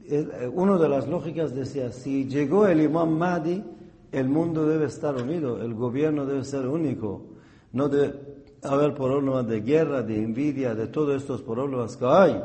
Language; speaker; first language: Spanish; non-native, fluent; Persian